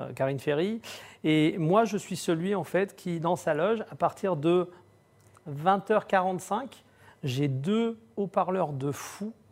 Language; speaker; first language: French; native; French